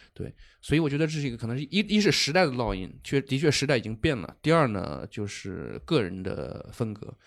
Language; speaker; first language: Chinese; native; Chinese